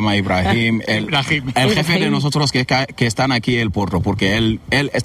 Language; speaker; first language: Spanish; non-native, learner; Wolof